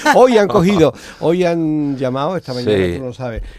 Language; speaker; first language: Spanish; native; Spanish